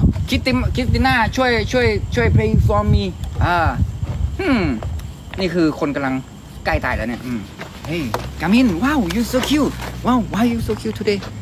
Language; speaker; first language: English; non-native, learner; Thai